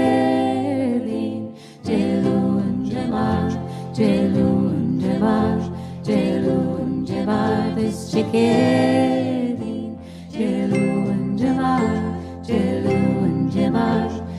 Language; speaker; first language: English; native; English